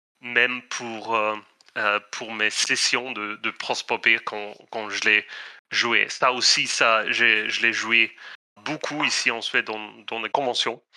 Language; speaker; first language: French; non-native, fluent; Swedish